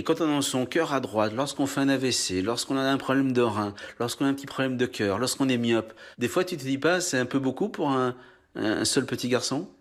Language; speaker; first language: French; native; French